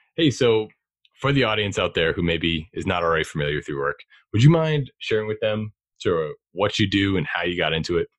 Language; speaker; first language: English; native; English